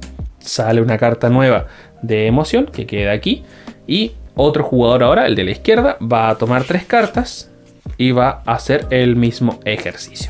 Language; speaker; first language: Spanish; native; Spanish